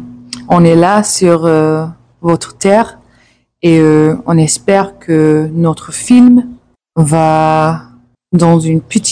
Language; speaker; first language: French; non-native, learner; English